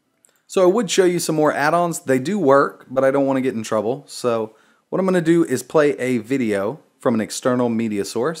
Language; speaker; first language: English; native; English